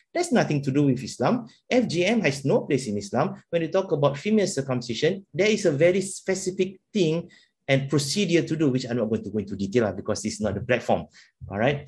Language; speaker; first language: English; non-native, local second language; Malay